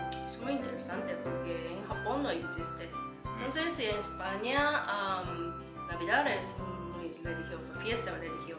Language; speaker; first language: Spanish; non-native, learner; Japanese